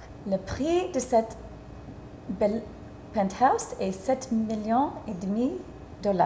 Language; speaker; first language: French; non-native, fluent; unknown